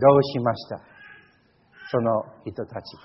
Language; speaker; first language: Japanese; non-native, fluent; English